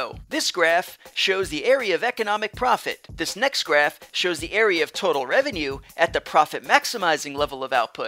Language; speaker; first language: English; native; English